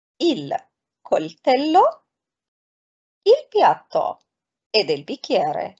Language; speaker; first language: Italian; non-native, fluent; Arabic